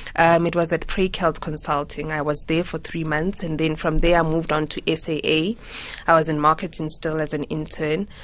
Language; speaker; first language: English; non-native, local second language; Tswana